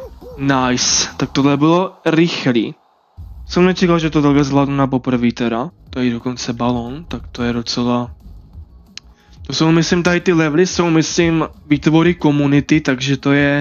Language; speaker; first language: Czech; native; Czech